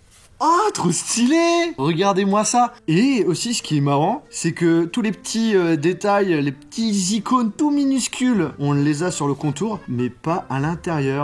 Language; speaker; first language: French; native; French